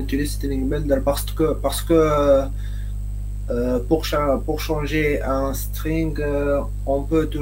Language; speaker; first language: French; non-native, local second language; Arabic